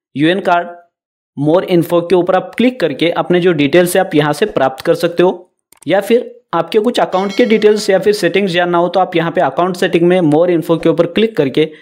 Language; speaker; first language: Hindi; non-native, local second language; Marathi